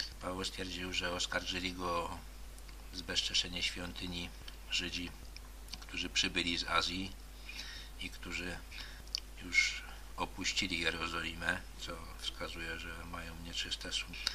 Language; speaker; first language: Polish; native; Polish